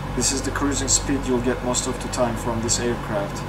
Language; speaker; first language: English; non-native, fluent; Turkish